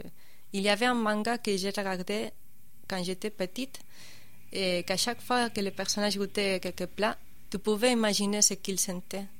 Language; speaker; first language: French; non-native, fluent; Spanish